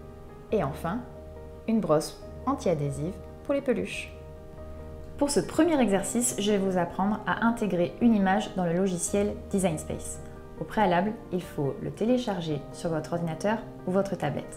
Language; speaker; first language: French; native; French